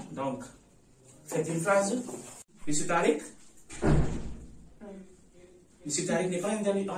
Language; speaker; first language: French; non-native, fluent; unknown